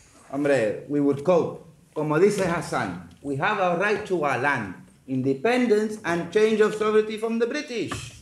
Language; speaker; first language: English; non-native, local second language; Spanish